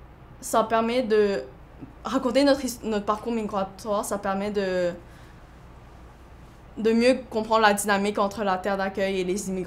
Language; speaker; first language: French; early bilingual, other home language; Chinese